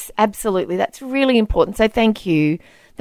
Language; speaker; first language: English; native; English